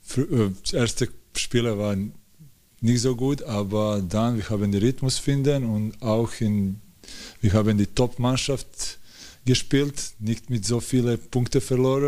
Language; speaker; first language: German; non-native, learner; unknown